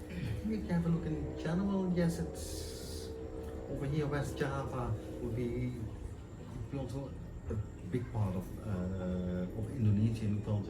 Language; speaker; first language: English; non-native, fluent; Dutch